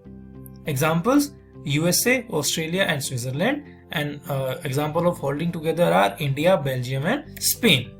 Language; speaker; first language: English; non-native, local second language; Hindi